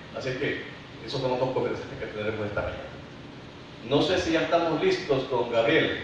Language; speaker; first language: Spanish; native; Spanish